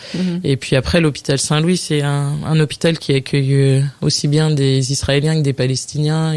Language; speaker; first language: French; native; French